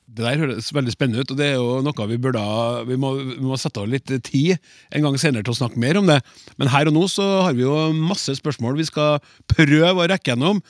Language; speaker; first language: Norwegian; native; Norwegian